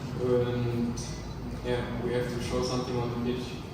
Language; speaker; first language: English; non-native, fluent; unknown